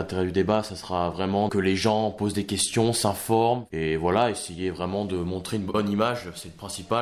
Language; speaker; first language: French; native; French